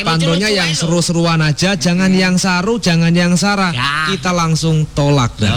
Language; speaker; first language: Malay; non-native, local second language; Javanese